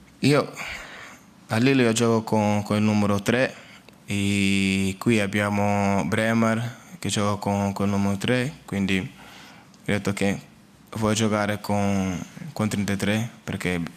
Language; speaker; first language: Italian; non-native, learner; Portuguese